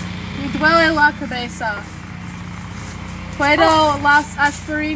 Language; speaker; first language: Spanish; non-native, learner; English